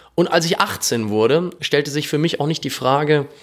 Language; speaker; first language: German; native; German